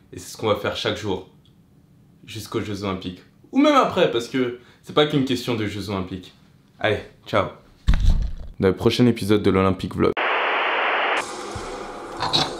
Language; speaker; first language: French; native; French